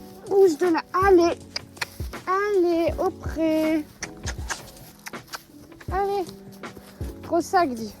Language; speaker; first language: French; native; French